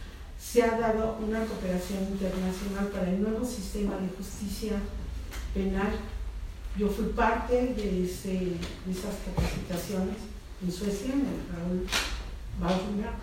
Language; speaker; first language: Spanish; native; Spanish